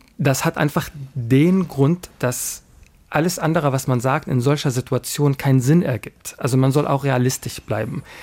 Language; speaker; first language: German; non-native, fluent; Arabic